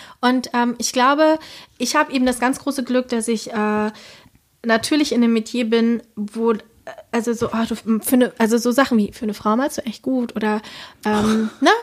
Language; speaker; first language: German; early bilingual, other home language; Spanish